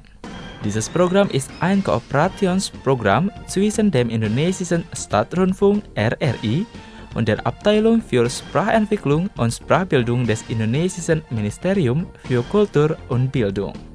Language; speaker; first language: German; non-native, fluent; Indonesian